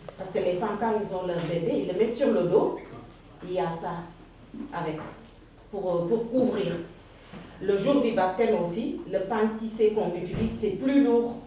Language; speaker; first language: French; non-native, local second language; Wolof